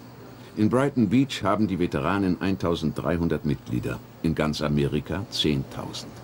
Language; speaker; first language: German; native; German